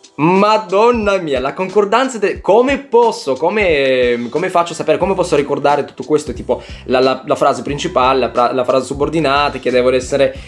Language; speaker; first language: Italian; non-native, fluent; Russian